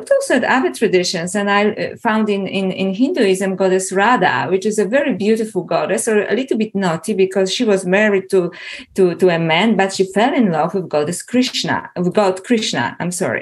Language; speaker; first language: English; non-native, fluent; Polish